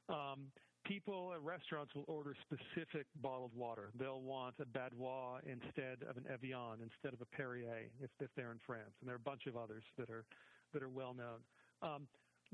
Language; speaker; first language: English; native; English